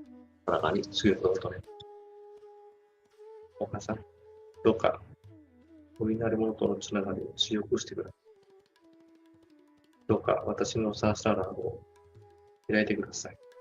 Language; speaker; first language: Japanese; non-native, fluent; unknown